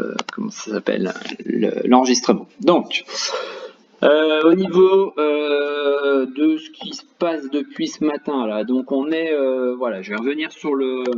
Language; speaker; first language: French; native; French